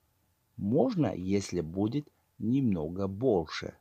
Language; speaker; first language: Russian; non-native, learner; Tajik